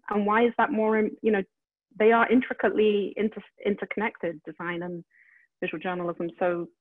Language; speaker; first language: English; native; English